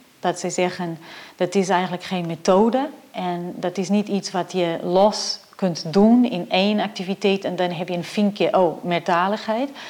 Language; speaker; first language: Dutch; non-native, fluent; Portuguese